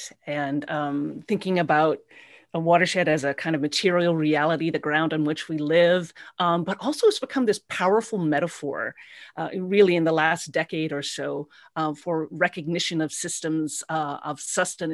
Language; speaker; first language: English; native; English